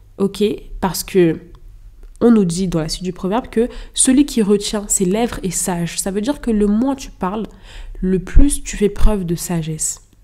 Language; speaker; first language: French; non-native, local second language; Lingala